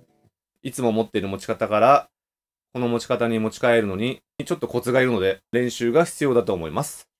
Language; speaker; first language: Japanese; native; Japanese